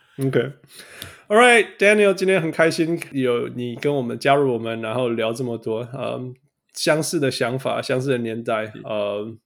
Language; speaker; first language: Chinese; native; Chinese